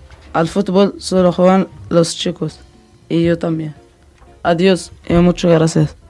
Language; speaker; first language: Spanish; non-native, learner; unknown